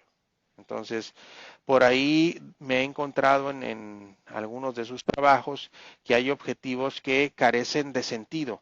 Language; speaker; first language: Spanish; native; Spanish